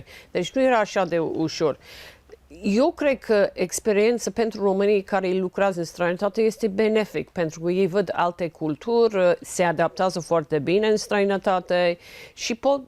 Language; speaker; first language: Romanian; non-native, fluent; English